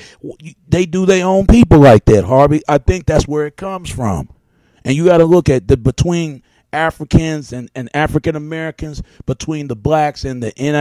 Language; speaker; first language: English; native; English